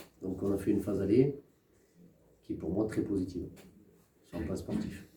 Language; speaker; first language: French; native; French